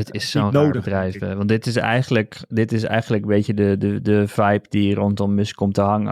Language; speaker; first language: Dutch; native; Dutch